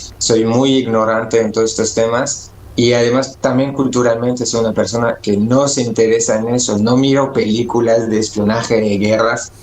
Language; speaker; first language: Spanish; early bilingual, other home language; French